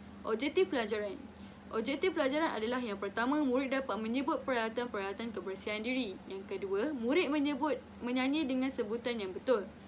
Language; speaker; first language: Malay; native; Malay